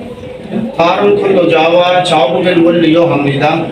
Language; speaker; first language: Korean; non-native, learner; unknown